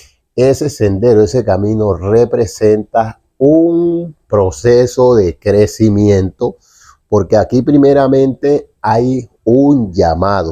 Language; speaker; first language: Spanish; native; Spanish